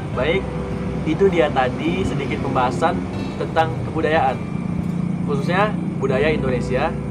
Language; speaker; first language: Indonesian; native; Indonesian